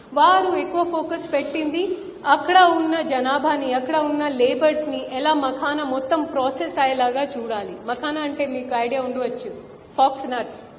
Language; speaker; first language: Telugu; non-native, fluent; Hindi